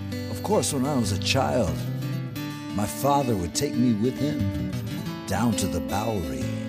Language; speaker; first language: English; native; English